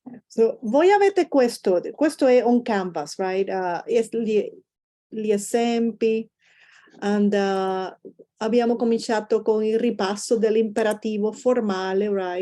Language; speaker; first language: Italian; non-native, fluent; Spanish